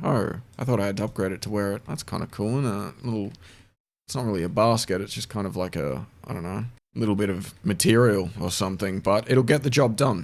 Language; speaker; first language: English; native; English